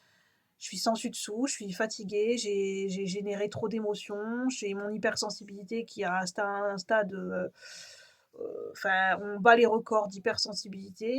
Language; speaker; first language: French; native; French